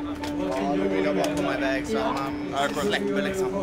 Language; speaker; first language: Swedish; native; Swedish